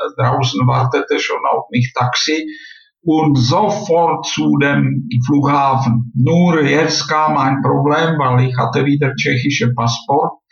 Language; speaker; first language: German; non-native, fluent; Czech